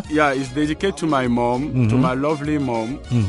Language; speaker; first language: English; non-native, local second language; French